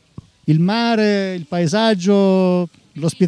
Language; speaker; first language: Italian; native; Italian